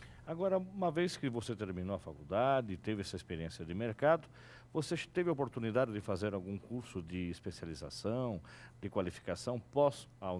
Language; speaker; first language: Portuguese; native; Portuguese